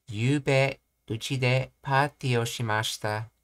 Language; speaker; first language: Japanese; non-native, learner; English